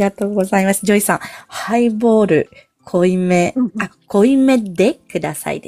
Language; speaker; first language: Japanese; non-native, fluent; Filipino